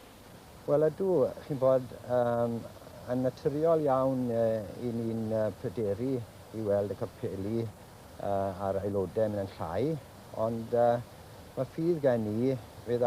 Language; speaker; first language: Welsh; native; Welsh